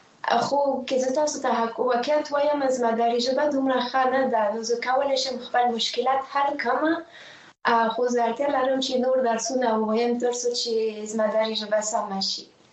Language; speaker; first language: Pashto; non-native, fluent; French